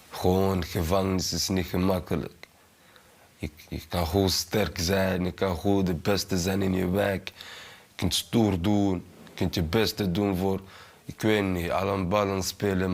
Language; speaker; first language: Dutch; early bilingual, other home language; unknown